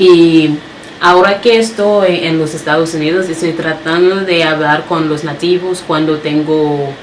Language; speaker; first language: Spanish; non-native, learner; Haitian Creole